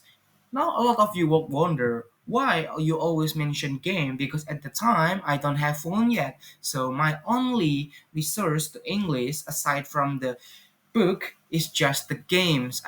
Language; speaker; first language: English; non-native, fluent; Indonesian